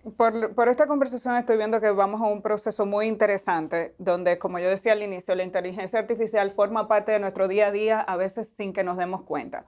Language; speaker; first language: Spanish; native; Spanish